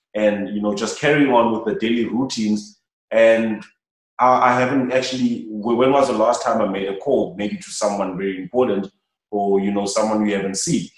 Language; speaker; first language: English; non-native, local second language; Xhosa